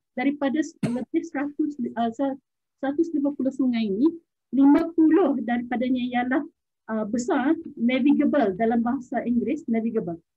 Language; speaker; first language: Malay; non-native, local second language; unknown